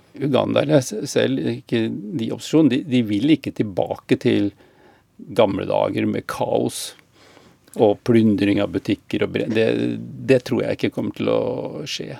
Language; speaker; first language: Norwegian; native; Norwegian